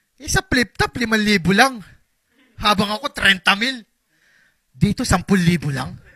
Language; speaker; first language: Filipino; native; Filipino